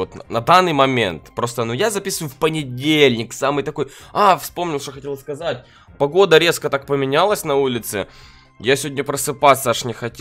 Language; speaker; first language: Russian; native; Russian